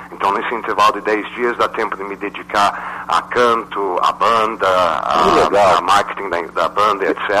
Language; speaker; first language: Portuguese; non-native, fluent; English